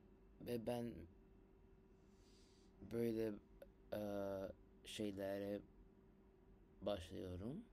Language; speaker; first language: Turkish; non-native, learner; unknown